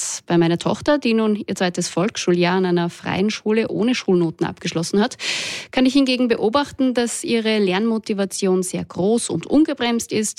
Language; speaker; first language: German; native; German